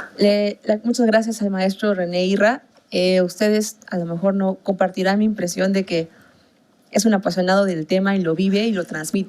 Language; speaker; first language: Spanish; native; Spanish